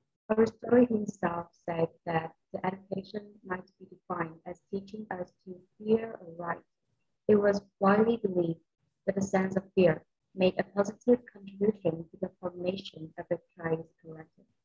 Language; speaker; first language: English; non-native, fluent; Vietnamese